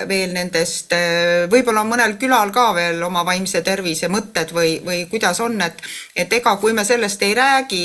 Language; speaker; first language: Estonian; native; Estonian